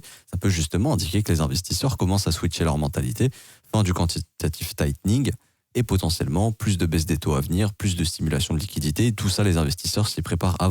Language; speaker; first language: French; native; French